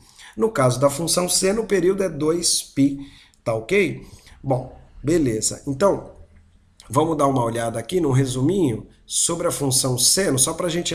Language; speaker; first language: Portuguese; native; Portuguese